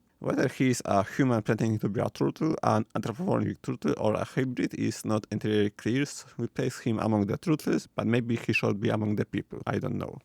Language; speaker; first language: English; non-native, fluent; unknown